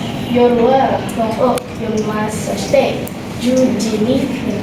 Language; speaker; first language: Japanese; non-native, learner; Indonesian